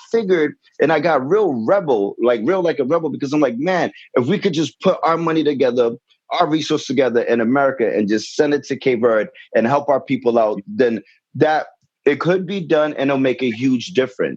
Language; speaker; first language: English; native; English